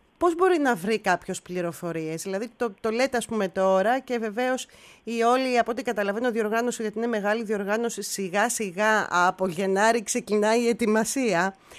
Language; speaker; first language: Greek; native; Greek